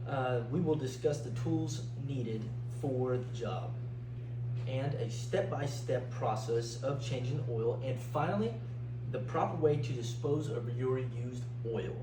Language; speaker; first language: English; native; English